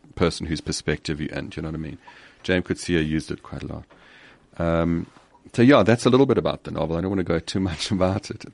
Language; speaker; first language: English; native; English